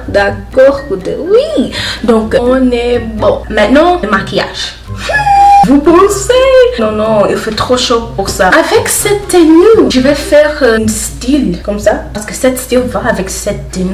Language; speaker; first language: French; non-native, learner; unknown